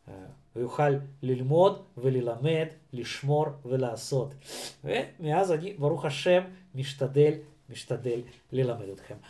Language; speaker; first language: Hebrew; non-native, fluent; Russian